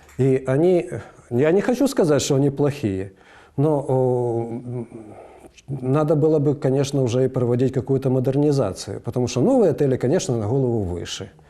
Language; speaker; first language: Russian; native; Russian